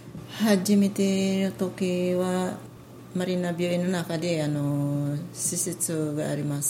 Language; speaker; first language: Japanese; non-native, learner; Filipino